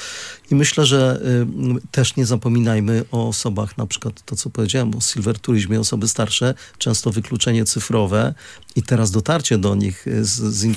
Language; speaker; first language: Polish; native; Polish